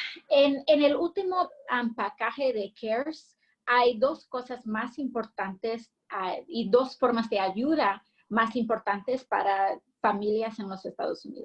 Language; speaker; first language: Spanish; early bilingual, heritage; English